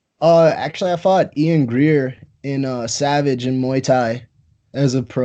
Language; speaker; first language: English; native; English